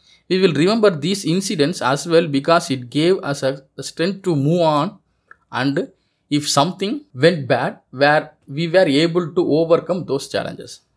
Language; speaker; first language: English; non-native, local second language; Tamil